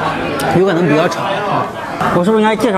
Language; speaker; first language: Chinese; native; Chinese